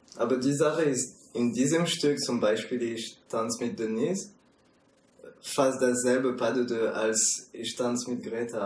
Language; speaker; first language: German; non-native, learner; French